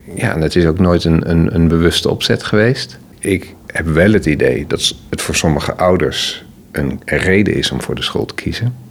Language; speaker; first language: Dutch; native; Dutch